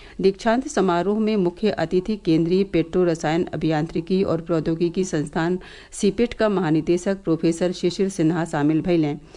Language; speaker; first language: Bhojpuri; native; Bhojpuri